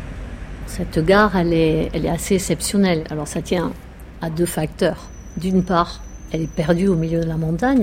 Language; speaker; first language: French; native; French